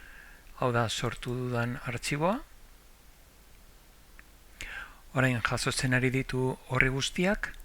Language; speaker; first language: Basque; non-native, local second language; Spanish